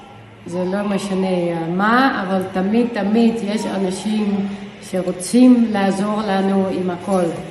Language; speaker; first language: Hebrew; non-native, fluent; Dutch